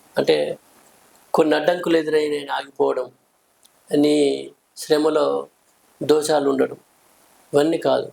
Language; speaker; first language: Telugu; native; Telugu